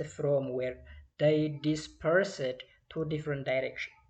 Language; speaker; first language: English; non-native, local second language; Amharic